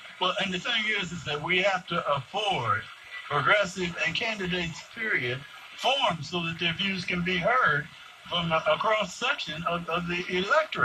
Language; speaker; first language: English; native; English